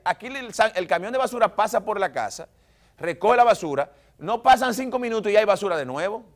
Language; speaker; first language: Spanish; native; Spanish